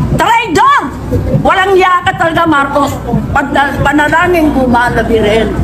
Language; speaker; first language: Filipino; non-native, local second language; Iloko